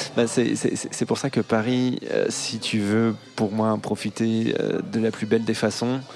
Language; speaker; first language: French; native; French